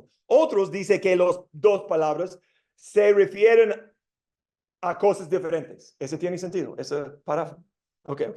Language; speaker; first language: Spanish; non-native, fluent; English